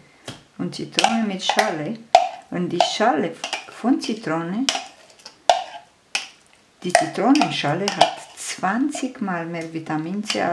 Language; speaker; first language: German; non-native, fluent; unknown